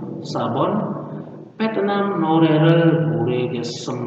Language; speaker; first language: Korean; non-native, fluent; Indonesian